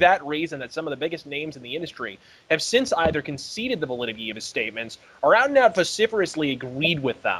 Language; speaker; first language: English; native; English